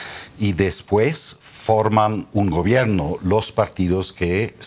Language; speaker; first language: Spanish; non-native, fluent; German